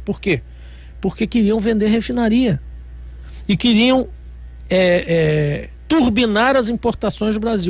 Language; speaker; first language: Portuguese; native; Portuguese